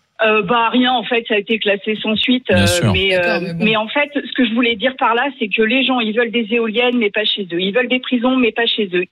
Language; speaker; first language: French; native; French